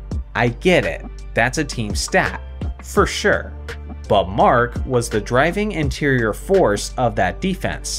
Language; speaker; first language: English; native; English